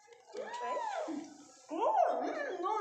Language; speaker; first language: English; non-native, learner; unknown